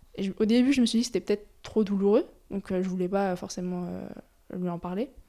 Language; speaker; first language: French; native; French